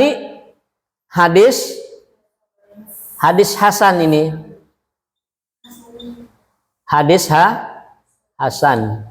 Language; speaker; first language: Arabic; non-native, fluent; Indonesian